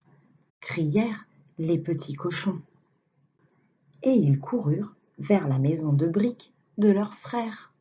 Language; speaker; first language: French; native; French